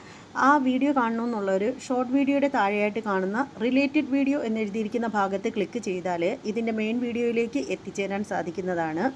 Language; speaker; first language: Malayalam; native; Malayalam